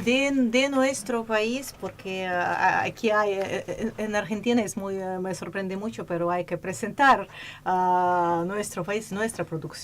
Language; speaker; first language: Spanish; non-native, fluent; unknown